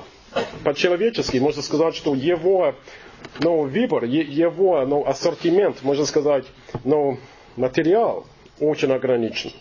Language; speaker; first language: Russian; non-native, fluent; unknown